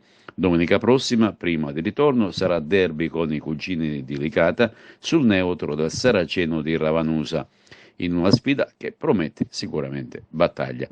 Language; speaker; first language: Italian; native; Italian